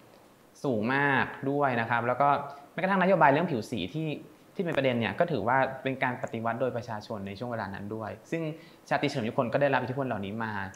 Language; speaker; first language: Thai; native; Thai